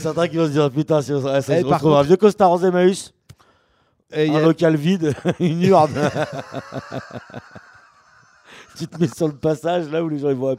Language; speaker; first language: French; native; French